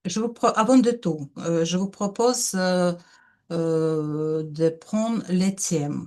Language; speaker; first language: French; non-native, learner; Russian